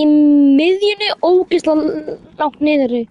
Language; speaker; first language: Icelandic; early bilingual, heritage; Icelandic